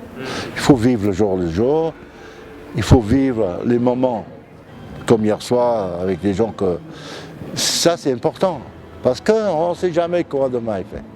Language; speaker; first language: French; non-native, fluent; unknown